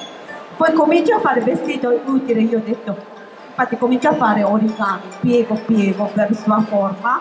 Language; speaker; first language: Italian; non-native, fluent; Japanese